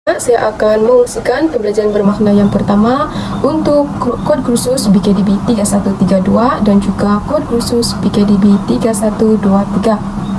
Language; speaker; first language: Malay; non-native, local second language; Central Dusun